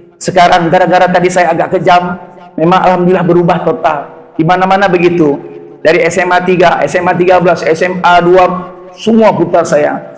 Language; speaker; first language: Indonesian; non-native, local second language; Achinese